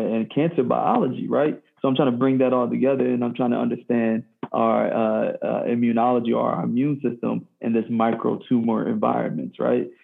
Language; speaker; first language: English; native; English